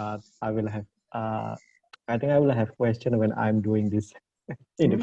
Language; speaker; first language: English; non-native, fluent; Indonesian